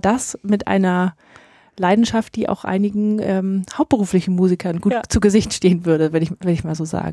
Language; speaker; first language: German; native; German